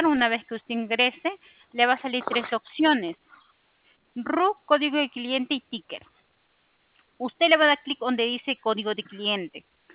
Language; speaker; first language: Spanish; native; Spanish